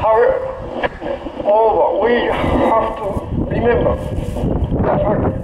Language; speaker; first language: English; non-native, learner; Japanese